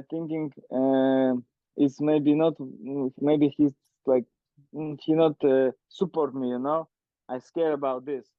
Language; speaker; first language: English; non-native, learner; Russian